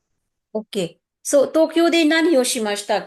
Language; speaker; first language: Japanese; non-native, fluent; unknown